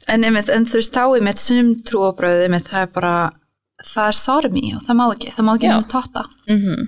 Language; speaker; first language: Icelandic; early bilingual, heritage; English